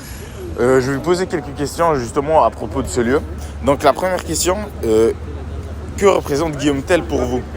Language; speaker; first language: French; native; French